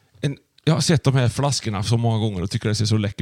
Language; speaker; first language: Swedish; native; Swedish